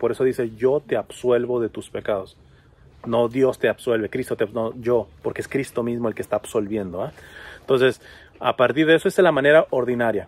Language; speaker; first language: Spanish; native; Spanish